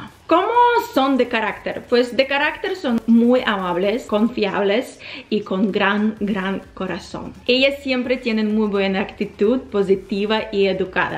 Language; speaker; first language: Spanish; non-native, fluent; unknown